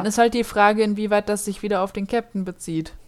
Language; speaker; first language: German; native; German